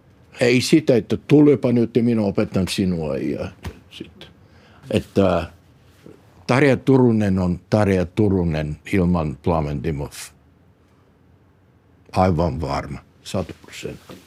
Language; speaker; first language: Finnish; non-native, learner; Bulgarian